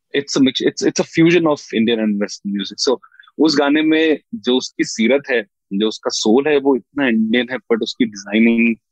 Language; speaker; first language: Hindi; native; Hindi